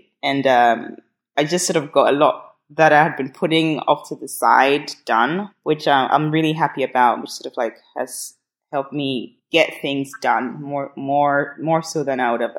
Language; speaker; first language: English; non-native, local second language; Akan